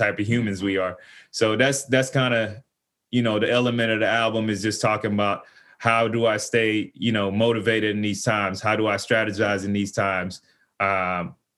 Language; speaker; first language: English; native; English